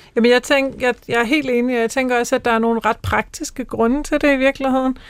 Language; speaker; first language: Danish; native; Danish